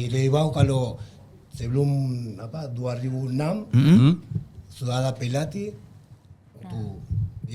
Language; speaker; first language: Indonesian; non-native, learner; Spanish